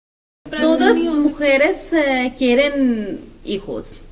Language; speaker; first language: Spanish; non-native, learner; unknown